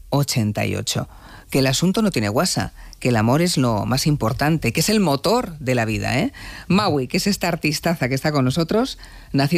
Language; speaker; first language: Spanish; native; Spanish